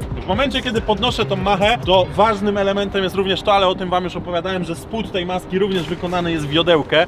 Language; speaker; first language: Polish; native; Polish